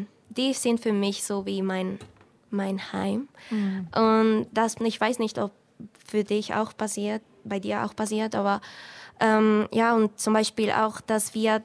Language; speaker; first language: German; non-native, fluent; Spanish